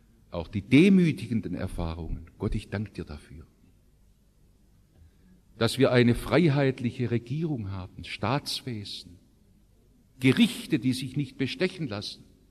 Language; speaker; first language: German; native; German